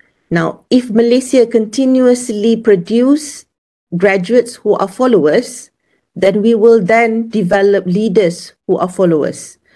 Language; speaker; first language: English; non-native, local second language; Malay